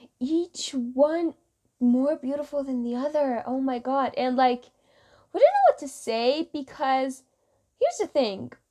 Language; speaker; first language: English; non-native, fluent; Persian